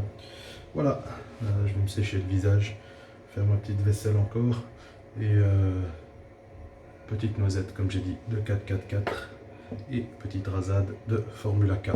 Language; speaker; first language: French; native; French